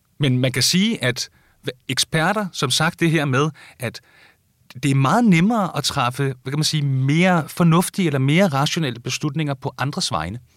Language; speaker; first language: Danish; native; Danish